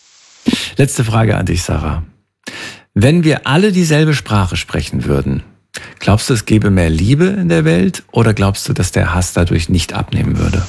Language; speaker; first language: German; native; German